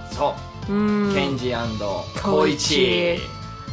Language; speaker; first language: English; non-native, learner; Japanese